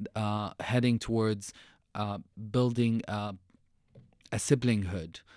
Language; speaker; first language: English; non-native, fluent; Arabic